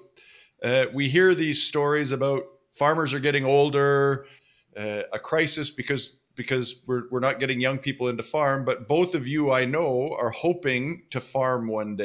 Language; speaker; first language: English; native; English